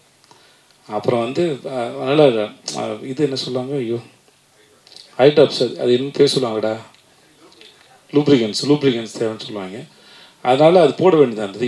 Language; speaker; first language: Tamil; native; Tamil